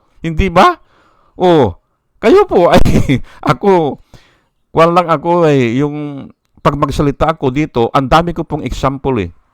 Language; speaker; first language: Filipino; native; Filipino